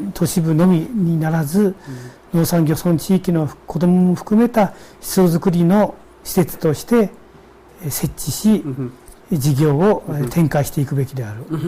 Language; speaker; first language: Japanese; native; Japanese